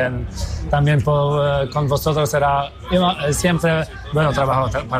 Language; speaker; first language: Spanish; non-native, fluent; Polish